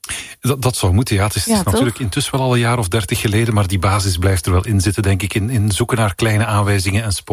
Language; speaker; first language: Dutch; native; Dutch